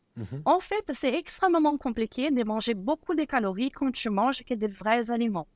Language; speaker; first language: French; non-native, fluent; Portuguese